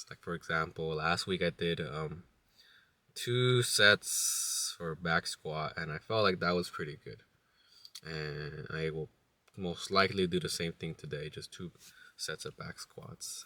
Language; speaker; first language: English; native; English